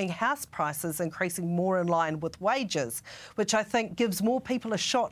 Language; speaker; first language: English; native; English